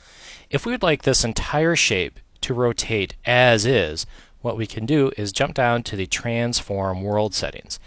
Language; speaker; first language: English; native; English